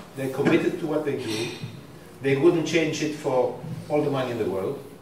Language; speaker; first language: English; non-native, fluent; Greek